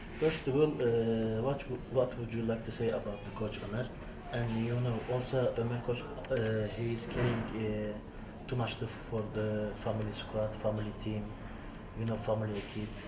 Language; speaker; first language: English; non-native, learner; Turkish